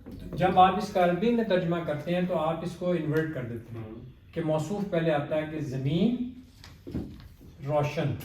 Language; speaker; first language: Urdu; native; Urdu